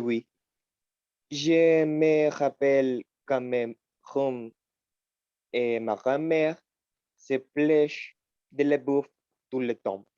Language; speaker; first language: French; non-native, learner; Spanish